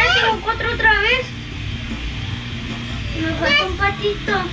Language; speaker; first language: Spanish; native; Spanish